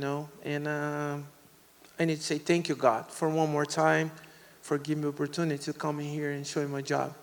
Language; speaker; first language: English; non-native, learner; Portuguese